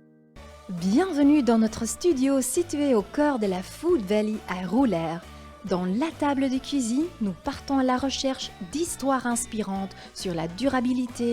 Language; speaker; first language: French; non-native, local second language; Dutch